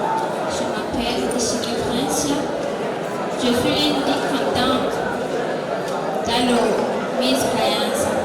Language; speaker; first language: French; non-native, local second language; Rundi